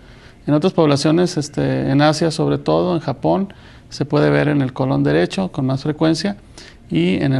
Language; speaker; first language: Spanish; native; Spanish